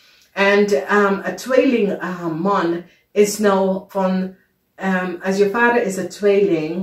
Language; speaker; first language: Dutch; non-native, fluent; English